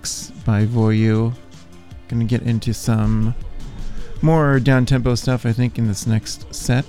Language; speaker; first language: English; native; English